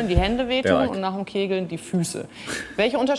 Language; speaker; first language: German; native; German